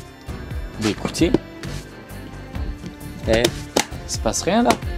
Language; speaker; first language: French; native; French